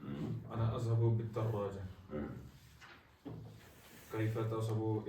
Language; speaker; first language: Arabic; non-native, learner; Kashmiri